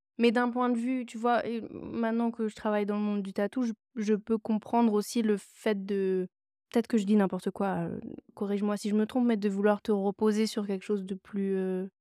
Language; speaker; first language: French; native; French